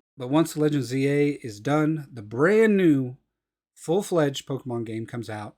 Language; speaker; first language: English; native; English